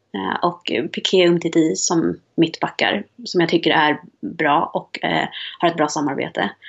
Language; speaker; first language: Swedish; native; Swedish